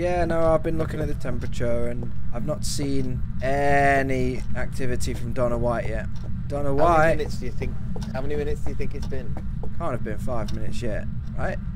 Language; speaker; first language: English; native; English